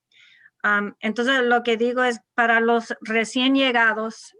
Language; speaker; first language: Spanish; non-native, local second language; English